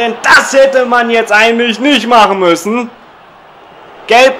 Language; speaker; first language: German; native; German